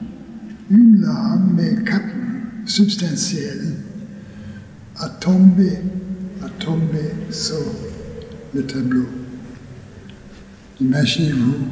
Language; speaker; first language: French; non-native, learner; English